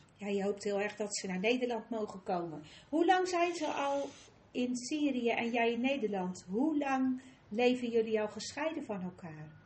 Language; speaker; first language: Dutch; native; Dutch